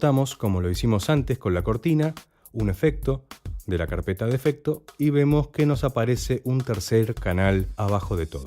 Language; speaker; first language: Spanish; native; Spanish